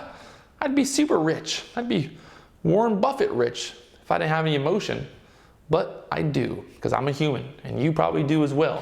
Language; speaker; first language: English; native; English